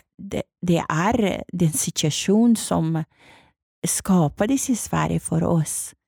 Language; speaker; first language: Swedish; non-native, fluent; Persian